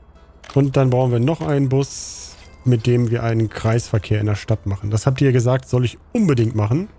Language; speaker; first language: German; native; German